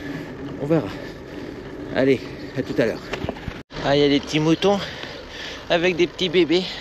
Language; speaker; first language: French; native; French